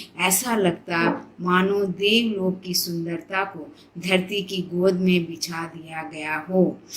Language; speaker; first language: Hindi; non-native, local second language; Telugu